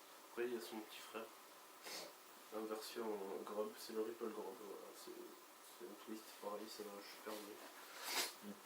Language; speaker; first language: French; native; French